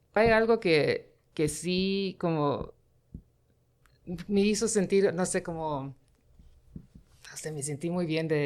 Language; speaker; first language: Spanish; early bilingual, heritage; Spanish